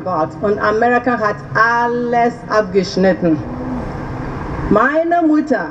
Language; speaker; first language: German; non-native, fluent; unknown